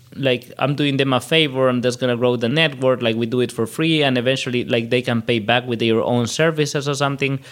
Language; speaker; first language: English; non-native, fluent; Spanish